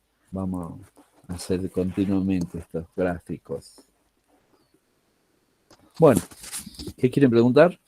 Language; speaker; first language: Spanish; native; Spanish